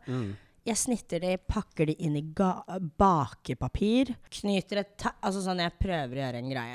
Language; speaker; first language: Norwegian; early bilingual, other home language; English